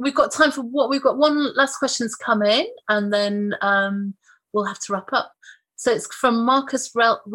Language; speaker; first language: English; native; English